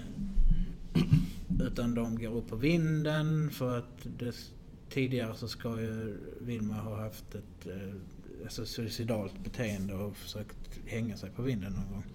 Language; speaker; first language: Swedish; native; Swedish